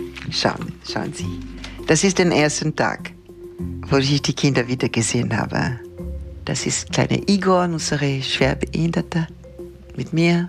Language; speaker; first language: German; non-native, fluent; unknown